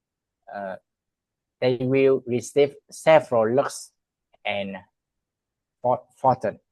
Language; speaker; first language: English; non-native, learner; Vietnamese